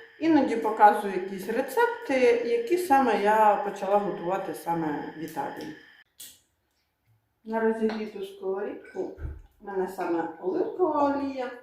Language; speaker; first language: Ukrainian; native; Ukrainian